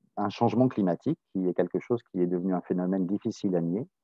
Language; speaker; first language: French; native; French